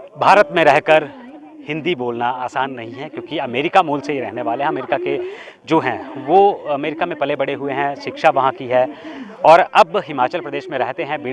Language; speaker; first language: Hindi; native; Hindi